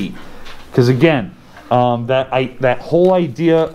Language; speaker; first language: English; native; English